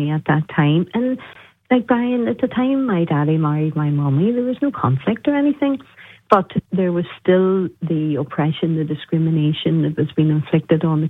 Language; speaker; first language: English; native; English